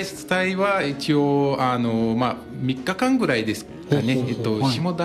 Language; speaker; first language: Japanese; non-native, fluent; Turkish